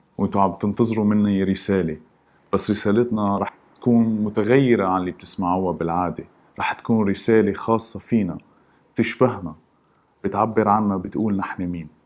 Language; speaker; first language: Arabic; native; Arabic